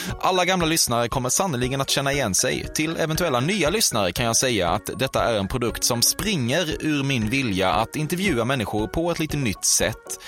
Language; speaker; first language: Swedish; native; Swedish